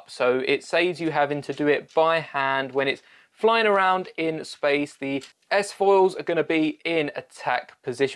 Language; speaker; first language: English; native; English